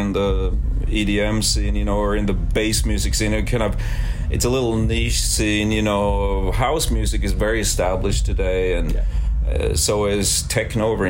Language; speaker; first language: English; non-native, fluent; Swedish